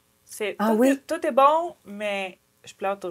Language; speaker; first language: French; non-native, learner; Ukrainian